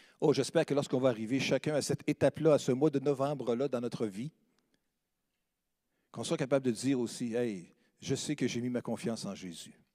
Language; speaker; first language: French; native; French